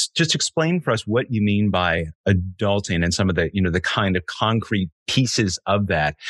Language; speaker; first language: English; native; English